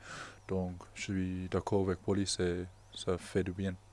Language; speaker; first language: French; non-native, fluent; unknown